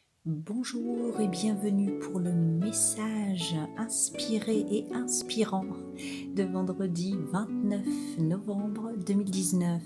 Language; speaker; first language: French; native; French